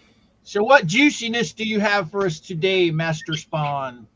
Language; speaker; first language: English; native; English